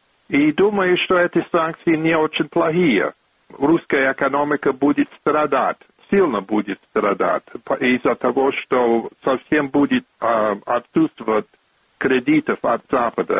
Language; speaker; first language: Russian; non-native, fluent; English